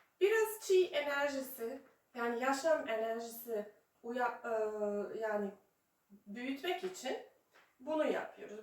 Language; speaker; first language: Turkish; non-native, fluent; Serbian